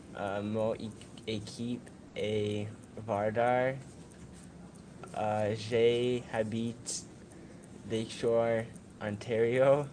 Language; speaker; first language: French; non-native, learner; English